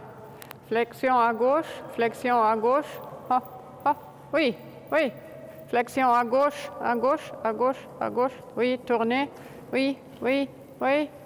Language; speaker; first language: French; non-native, fluent; German